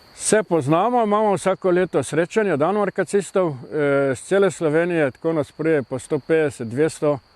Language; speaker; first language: Slovenian; native; Slovenian